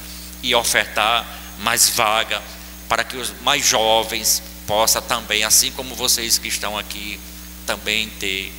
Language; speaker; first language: Portuguese; native; Portuguese